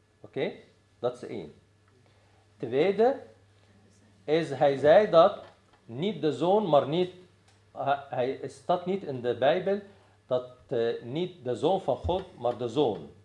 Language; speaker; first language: Dutch; non-native, fluent; Arabic